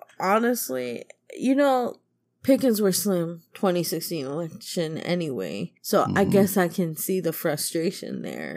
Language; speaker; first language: English; native; English